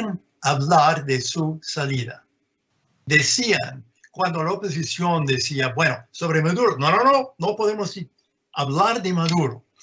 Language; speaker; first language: Spanish; non-native, fluent; English